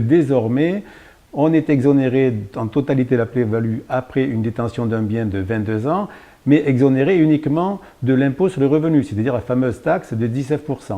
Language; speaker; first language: French; native; French